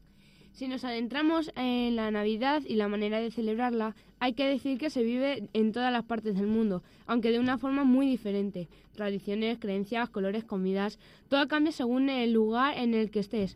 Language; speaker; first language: Spanish; native; Spanish